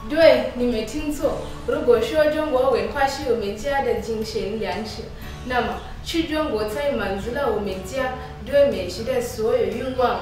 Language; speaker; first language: Chinese; non-native, fluent; Shona